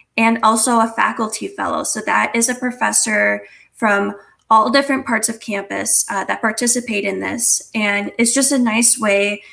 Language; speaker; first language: English; native; English